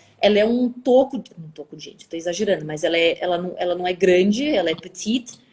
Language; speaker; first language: Portuguese; early bilingual, other home language; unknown